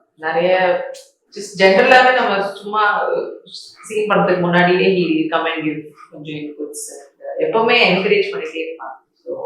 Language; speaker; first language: Tamil; non-native, learner; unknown